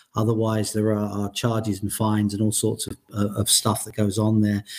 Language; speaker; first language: English; native; English